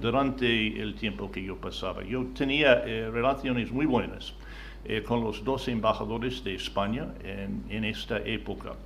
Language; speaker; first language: Spanish; non-native, fluent; English